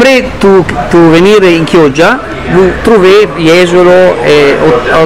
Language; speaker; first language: French; non-native, learner; Italian